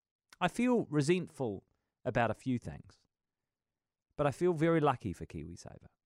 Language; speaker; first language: English; native; English